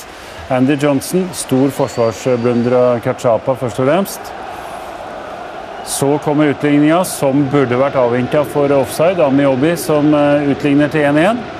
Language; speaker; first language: Norwegian; native; Norwegian